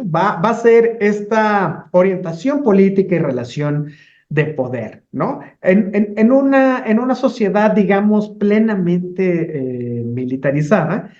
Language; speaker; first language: Spanish; native; Spanish